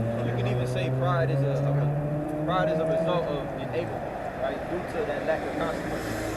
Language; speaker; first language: English; native; English